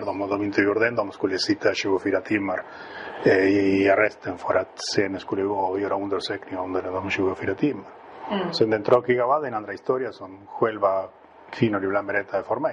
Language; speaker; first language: Swedish; non-native, fluent; Spanish